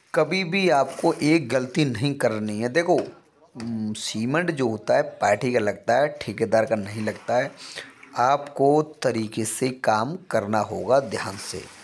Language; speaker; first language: Hindi; native; Hindi